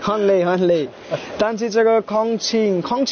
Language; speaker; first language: Chinese; non-native, learner; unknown